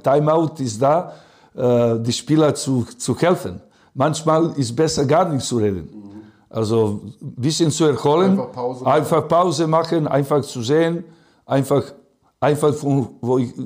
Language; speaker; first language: German; non-native, learner; Serbian